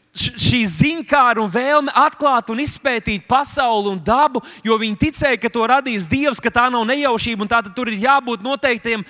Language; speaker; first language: Latvian; native; Latvian